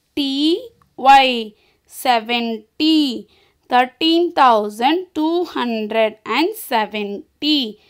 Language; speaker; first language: English; non-native, local second language; Tamil